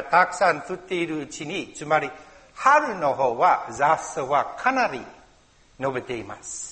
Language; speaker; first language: Japanese; non-native, learner; English